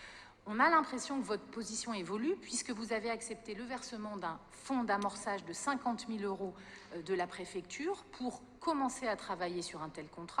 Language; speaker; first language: French; native; French